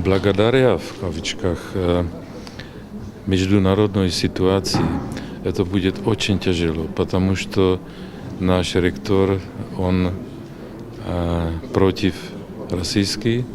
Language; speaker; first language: Russian; non-native, learner; Czech